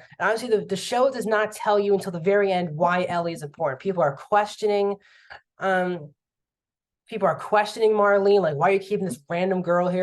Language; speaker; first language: English; native; English